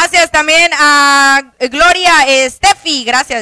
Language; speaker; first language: Spanish; native; Spanish